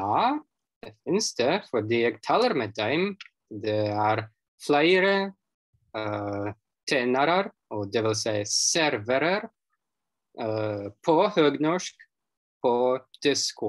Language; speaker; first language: Norwegian; non-native, fluent; Russian